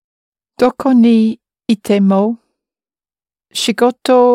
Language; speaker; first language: Japanese; non-native, learner; English